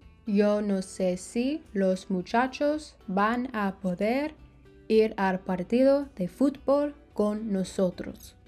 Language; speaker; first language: Spanish; non-native, learner; English